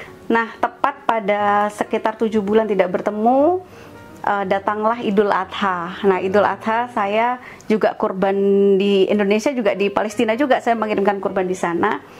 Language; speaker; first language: Indonesian; native; Indonesian